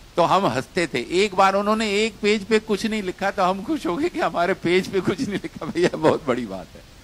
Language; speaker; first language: Hindi; non-native, local second language; Kashmiri